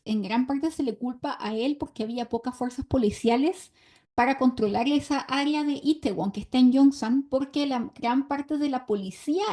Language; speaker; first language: Spanish; native; Spanish